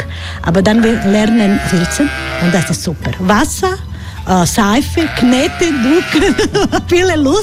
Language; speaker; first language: German; non-native, learner; Croatian